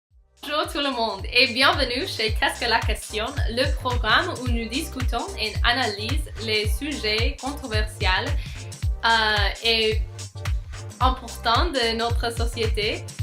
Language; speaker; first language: French; non-native, learner; English